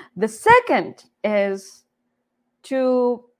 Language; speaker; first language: English; non-native, fluent; Arabic